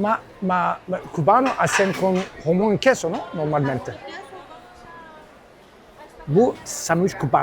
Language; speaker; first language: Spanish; non-native, learner; Turkish